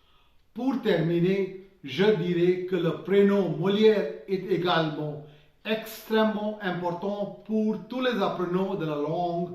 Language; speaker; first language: French; non-native, fluent; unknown